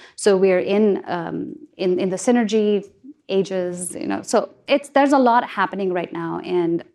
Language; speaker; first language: English; non-native, local second language; Hindi